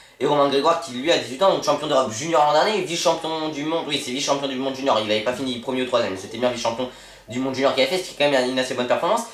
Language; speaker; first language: French; native; French